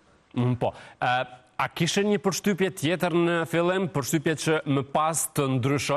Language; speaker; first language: Albanian; native; Albanian